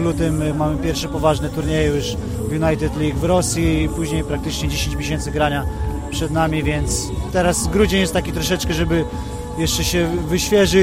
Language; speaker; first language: Polish; native; Polish